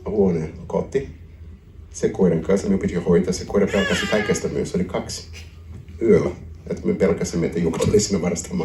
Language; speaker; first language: Finnish; non-native, learner; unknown